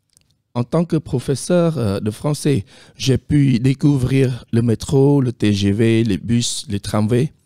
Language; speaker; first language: French; non-native, fluent; Khmer